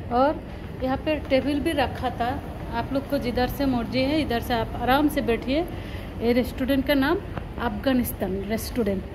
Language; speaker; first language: Hindi; non-native, learner; Bangla